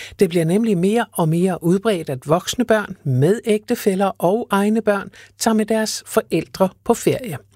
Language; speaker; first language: Danish; native; Danish